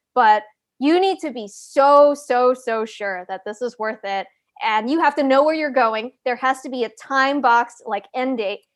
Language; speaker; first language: English; native; English